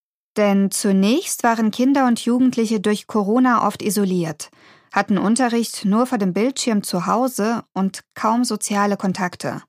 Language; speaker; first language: German; native; German